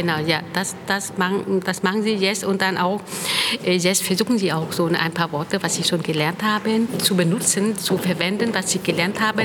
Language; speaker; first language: German; non-native, fluent; Vietnamese